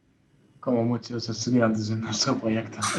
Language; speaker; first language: Spanish; non-native, learner; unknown